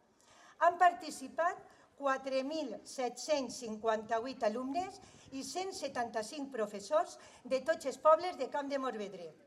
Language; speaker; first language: Catalan; native; Catalan